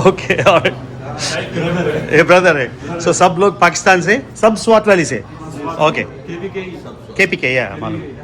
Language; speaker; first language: Hindi; non-native, local second language; Telugu